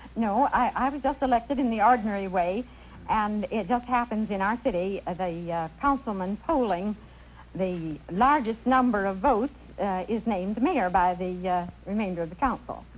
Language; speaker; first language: English; native; English